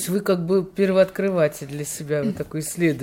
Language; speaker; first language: Russian; native; Russian